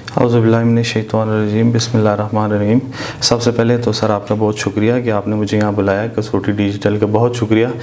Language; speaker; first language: Urdu; native; Urdu